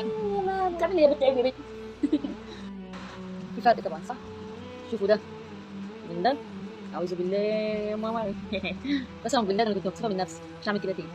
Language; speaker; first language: Arabic; native; Arabic